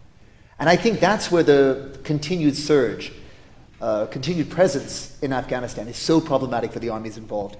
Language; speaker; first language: English; native; English